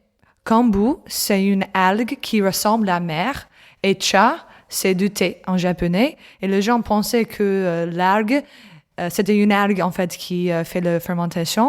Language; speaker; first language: French; non-native, learner; English